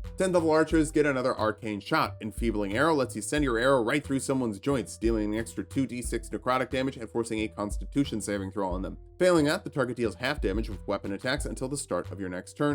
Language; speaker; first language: English; native; English